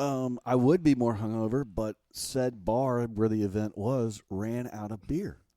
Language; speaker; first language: English; native; English